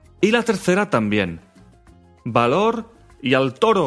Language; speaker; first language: Spanish; native; Spanish